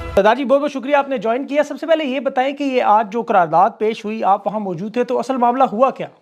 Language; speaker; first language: Urdu; native; Urdu